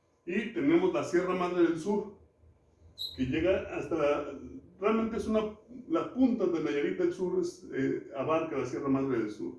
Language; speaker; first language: Spanish; native; Spanish